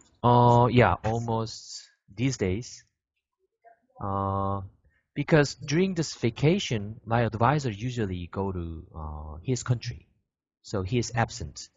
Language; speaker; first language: English; non-native, learner; Korean